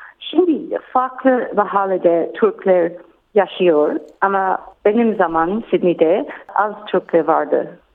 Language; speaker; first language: Turkish; non-native, learner; English